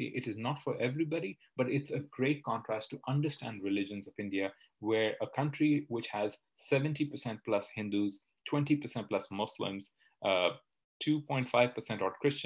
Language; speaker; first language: English; non-native, local second language; Hindi